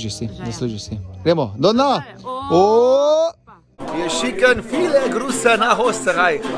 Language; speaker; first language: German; non-native, learner; Slovenian